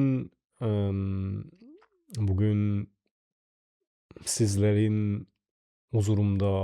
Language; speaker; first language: Turkish; non-native, learner; French